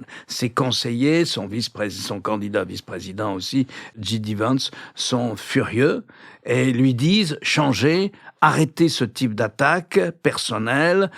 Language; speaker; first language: French; native; French